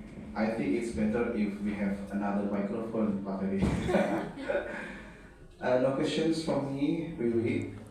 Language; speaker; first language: English; non-native, fluent; Indonesian